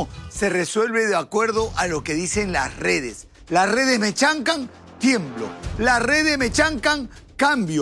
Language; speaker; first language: Spanish; native; Spanish